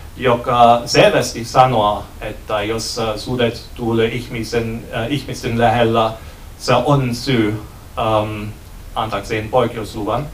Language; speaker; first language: Finnish; non-native, learner; German